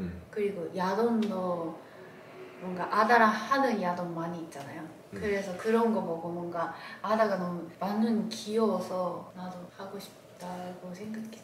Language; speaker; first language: Korean; non-native, learner; Japanese